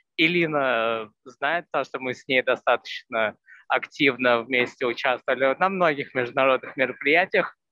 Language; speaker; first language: Russian; non-native, fluent; Hindi